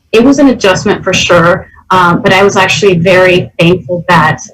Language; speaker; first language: English; native; English